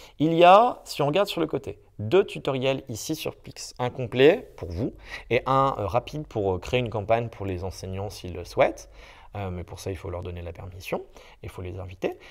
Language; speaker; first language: French; native; French